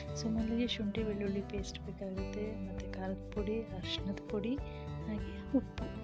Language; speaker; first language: Kannada; native; Kannada